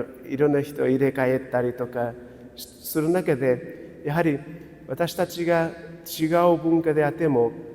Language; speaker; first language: Japanese; non-native, fluent; Portuguese